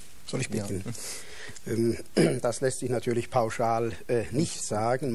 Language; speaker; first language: German; native; German